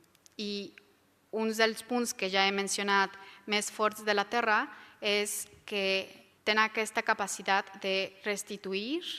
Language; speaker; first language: Catalan; non-native, local second language; Spanish